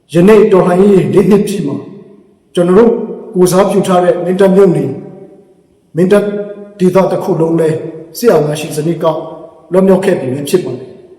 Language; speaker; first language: Burmese; non-native, local second language; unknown